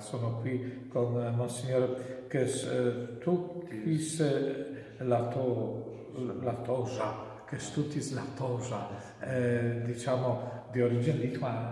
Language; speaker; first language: Italian; non-native, learner; Polish